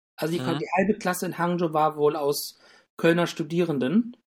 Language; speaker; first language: German; native; German